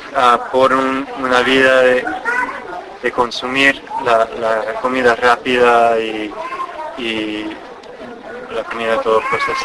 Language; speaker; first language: Spanish; non-native, fluent; English